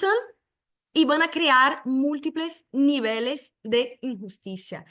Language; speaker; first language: Spanish; non-native, fluent; Portuguese